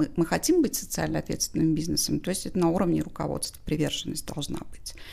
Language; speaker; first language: Russian; non-native, local second language; Tajik